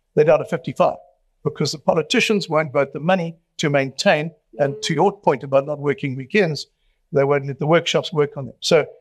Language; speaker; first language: English; native; English